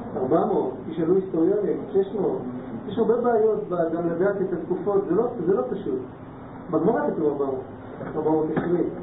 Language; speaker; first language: Hebrew; non-native, fluent; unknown